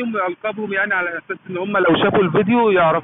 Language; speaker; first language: Arabic; native; Arabic